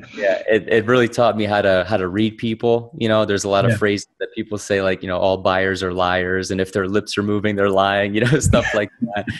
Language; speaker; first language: English; native; English